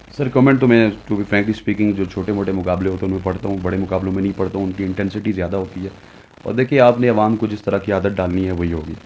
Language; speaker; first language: Urdu; non-native, local second language; Punjabi